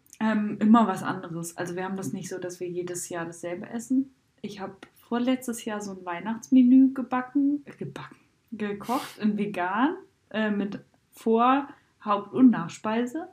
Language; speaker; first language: German; native; German